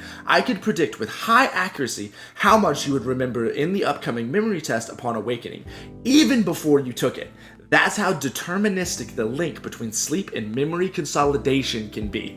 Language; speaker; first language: English; native; English